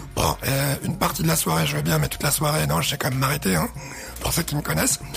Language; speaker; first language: French; early bilingual, other home language; Arabic